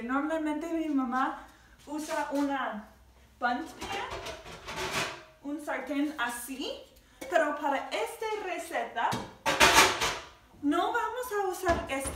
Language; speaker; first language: Spanish; non-native, learner; English